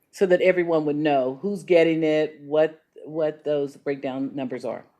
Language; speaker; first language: English; native; English